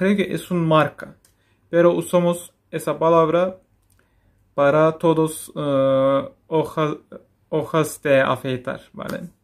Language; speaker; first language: Spanish; non-native, fluent; Turkish